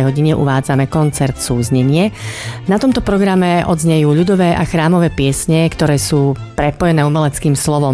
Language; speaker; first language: Slovak; native; Slovak